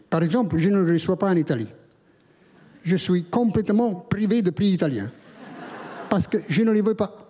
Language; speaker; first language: French; non-native, fluent; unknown